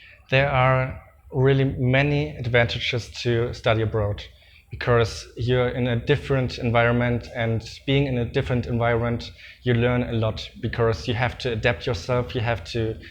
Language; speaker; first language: English; non-native, fluent; German